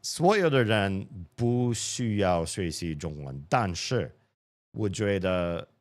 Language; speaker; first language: Chinese; non-native, learner; English